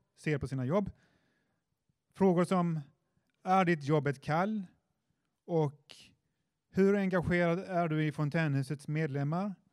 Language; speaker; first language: Swedish; native; Swedish